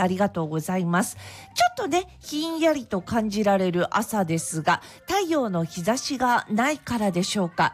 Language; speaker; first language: Japanese; native; Japanese